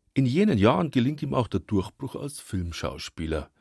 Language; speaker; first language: German; native; German